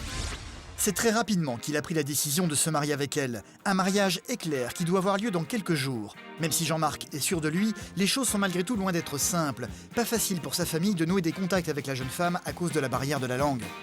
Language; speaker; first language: French; native; French